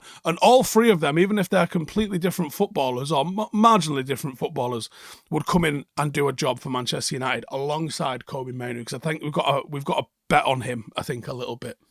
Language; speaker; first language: English; native; English